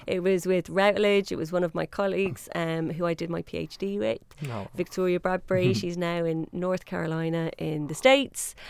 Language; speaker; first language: English; native; English